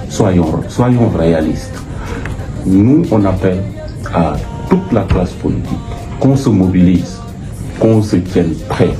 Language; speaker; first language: French; non-native, local second language; Wolof